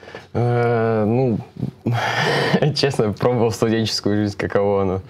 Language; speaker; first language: Russian; native; Russian